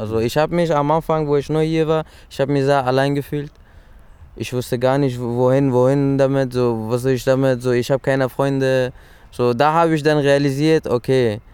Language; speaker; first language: German; early bilingual, other home language; Persian